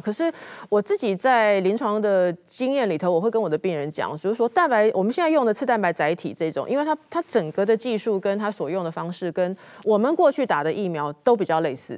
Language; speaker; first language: Chinese; native; Chinese